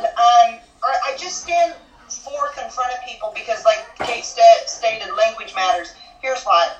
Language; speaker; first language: English; native; English